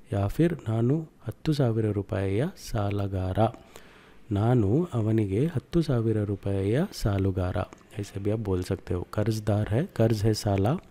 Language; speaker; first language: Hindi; non-native, local second language; Kannada